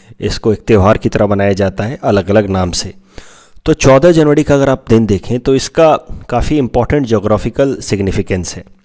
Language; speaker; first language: Hindi; non-native, local second language; Assamese